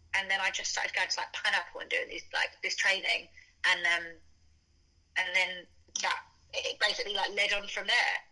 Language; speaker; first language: English; native; English